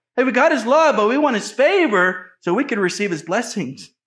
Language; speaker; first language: English; native; English